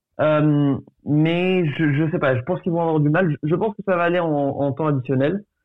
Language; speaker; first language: French; early bilingual, other home language; Portuguese